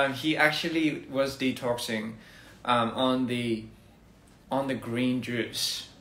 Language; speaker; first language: English; early bilingual, other home language; Korean